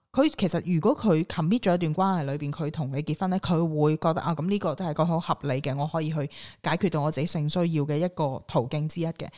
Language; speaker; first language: Cantonese; native; Cantonese